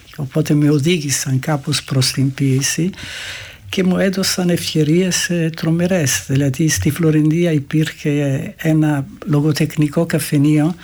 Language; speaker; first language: Greek; non-native, fluent; Italian